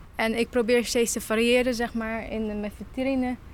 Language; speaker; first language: Dutch; non-native, fluent; Turkish